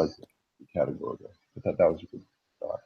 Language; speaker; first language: English; native; English